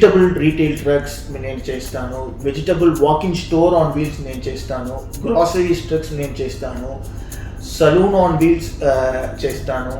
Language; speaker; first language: Telugu; non-native, learner; Tamil